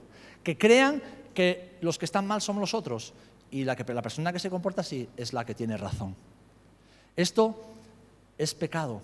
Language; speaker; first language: Spanish; native; Spanish